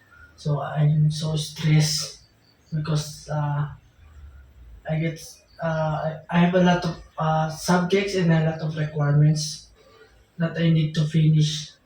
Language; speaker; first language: English; non-native, local second language; Filipino